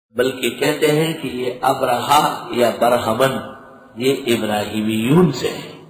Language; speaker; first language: Urdu; non-native, local second language; Pashto